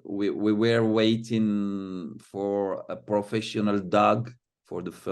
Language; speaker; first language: English; non-native, fluent; Arabic